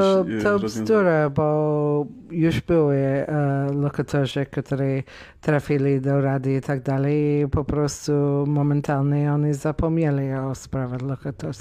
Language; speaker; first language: Polish; non-native, fluent; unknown